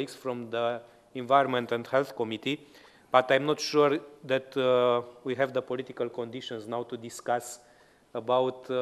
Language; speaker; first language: English; non-native, fluent; Romanian